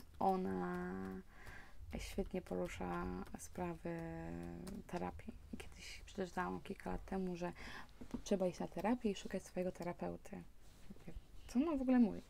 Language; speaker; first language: Polish; early bilingual, heritage; Polish